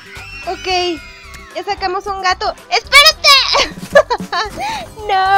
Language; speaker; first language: Spanish; native; Spanish